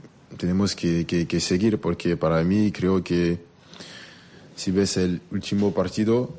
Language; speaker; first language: Spanish; non-native, learner; French